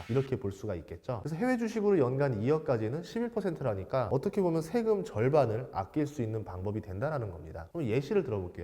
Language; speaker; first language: Korean; native; Korean